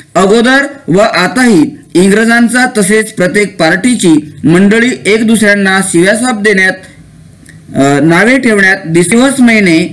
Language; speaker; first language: Marathi; non-native, local second language; Lambadi